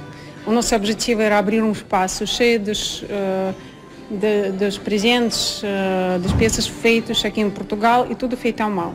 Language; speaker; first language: Portuguese; non-native, fluent; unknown